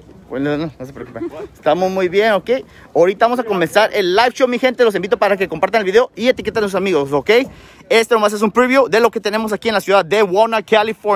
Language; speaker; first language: Spanish; early bilingual, heritage; Spanish